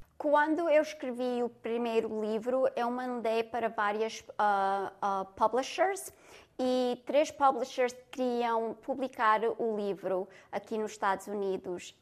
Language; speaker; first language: Portuguese; early bilingual, other home language; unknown